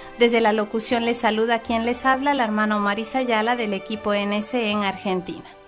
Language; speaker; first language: Spanish; native; Spanish